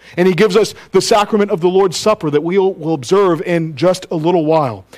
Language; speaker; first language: English; native; English